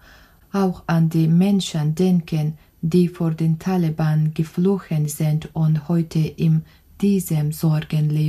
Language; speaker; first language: German; non-native, learner; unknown